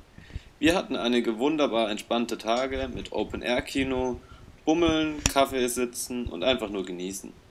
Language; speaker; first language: German; native; German